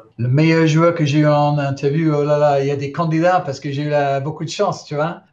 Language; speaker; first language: French; non-native, fluent; English